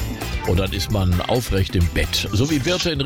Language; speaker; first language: German; native; German